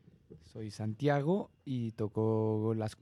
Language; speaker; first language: Spanish; native; Spanish